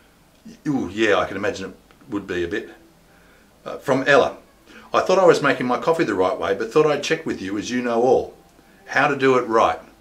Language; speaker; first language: English; native; English